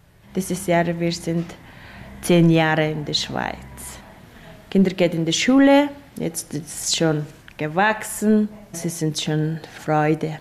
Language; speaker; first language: German; non-native, learner; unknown